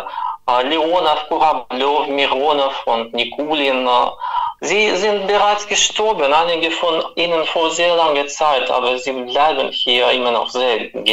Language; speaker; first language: German; non-native, fluent; Russian